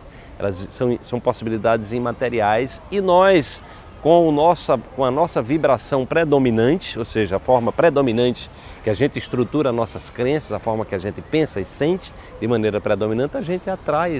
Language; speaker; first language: Portuguese; native; Portuguese